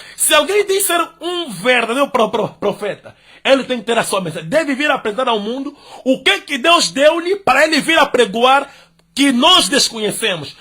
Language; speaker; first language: Portuguese; native; Portuguese